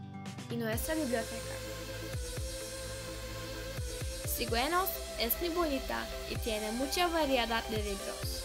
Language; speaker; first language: Spanish; non-native, learner; Turkish